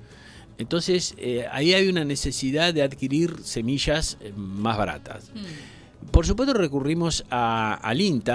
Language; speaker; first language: Spanish; native; Spanish